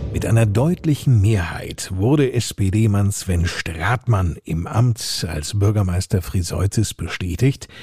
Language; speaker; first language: German; native; German